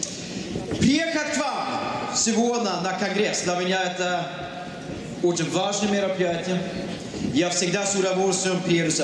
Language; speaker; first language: Russian; non-native, fluent; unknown